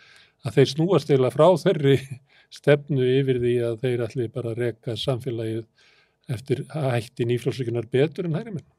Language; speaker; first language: Icelandic; native; Icelandic